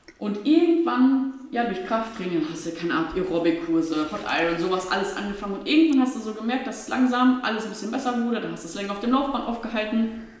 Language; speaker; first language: German; early bilingual, other home language; Portuguese